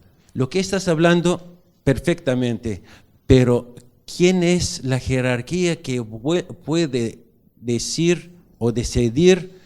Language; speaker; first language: Spanish; non-native, learner; Arabic